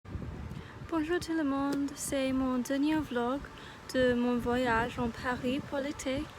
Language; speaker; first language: French; non-native, learner; English